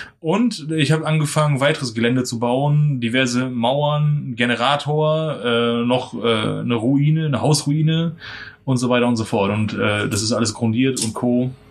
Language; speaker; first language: German; native; German